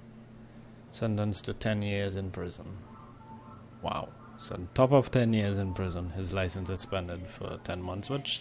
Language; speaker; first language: English; native; English